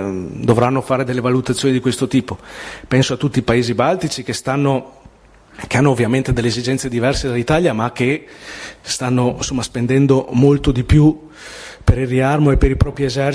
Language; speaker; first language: Italian; native; Italian